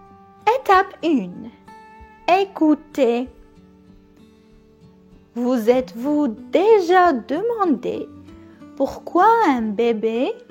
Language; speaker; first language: French; non-native, local second language; Arabic